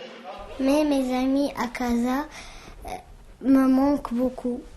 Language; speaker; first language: French; early bilingual, other home language; Arabic